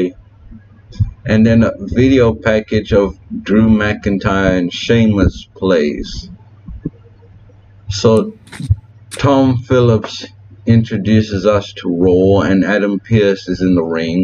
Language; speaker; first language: English; native; English